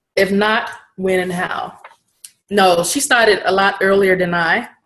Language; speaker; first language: English; native; English